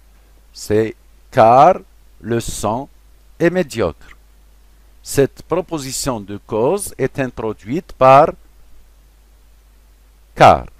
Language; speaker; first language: French; non-native, local second language; Arabic